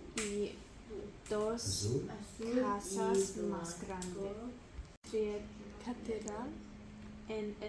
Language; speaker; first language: Spanish; non-native, learner; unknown